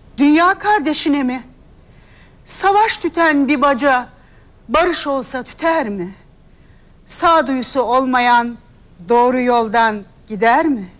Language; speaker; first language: Turkish; native; Turkish